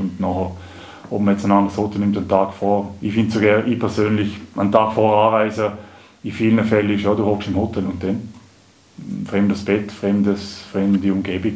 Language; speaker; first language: German; native; German